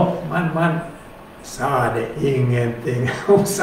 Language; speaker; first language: Swedish; non-native, local second language; Finnish